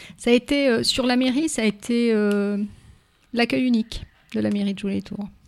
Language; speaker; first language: French; native; French